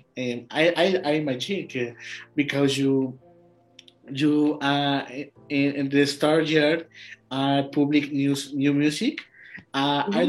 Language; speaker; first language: English; non-native, learner; Spanish